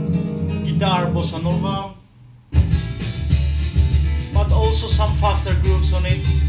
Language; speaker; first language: English; non-native, fluent; Greek